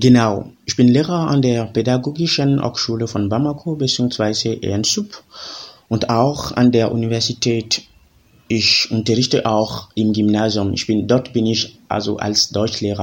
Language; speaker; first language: German; non-native, fluent; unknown